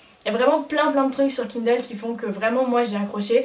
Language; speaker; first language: French; native; French